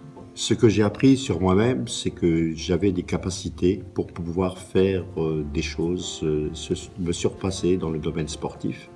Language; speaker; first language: French; native; French